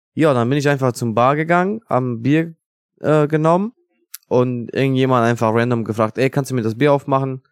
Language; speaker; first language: German; non-native, fluent; Italian